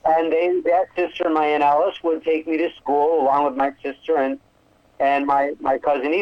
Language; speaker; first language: English; native; English